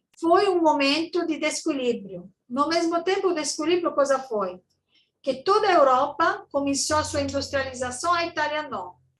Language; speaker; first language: Portuguese; non-native, learner; Italian